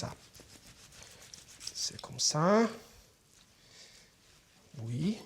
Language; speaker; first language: French; non-native, fluent; Portuguese